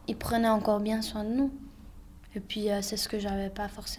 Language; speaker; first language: French; early bilingual, other home language; Bosnian